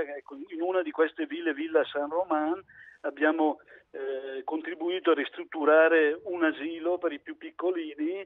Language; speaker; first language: Italian; native; Italian